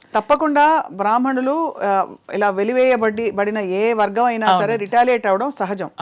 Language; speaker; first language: Telugu; native; Telugu